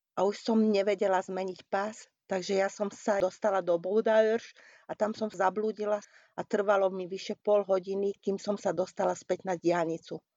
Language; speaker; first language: Slovak; non-native, local second language; Hungarian